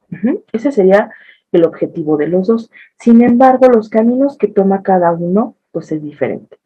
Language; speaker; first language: Spanish; native; Spanish